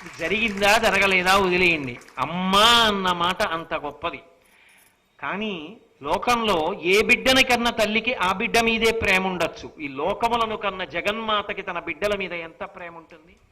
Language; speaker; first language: Telugu; native; Telugu